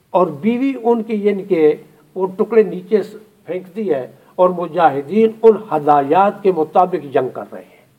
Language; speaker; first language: Urdu; non-native, local second language; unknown